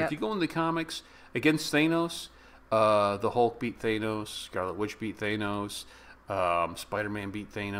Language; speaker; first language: English; native; English